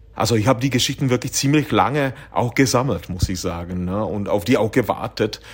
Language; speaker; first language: German; non-native, fluent; Czech